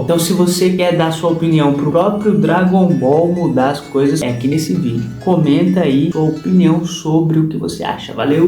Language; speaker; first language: Portuguese; native; Portuguese